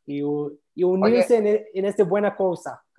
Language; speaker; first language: Spanish; non-native, learner; Hebrew